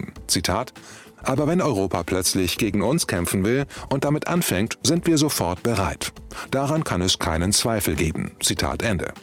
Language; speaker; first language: German; native; German